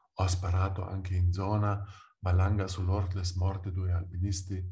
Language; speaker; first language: Italian; non-native, local second language; German